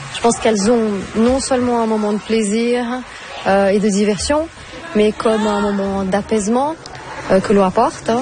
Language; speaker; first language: French; non-native, fluent; Portuguese